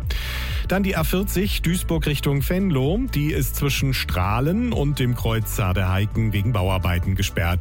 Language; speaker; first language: German; native; German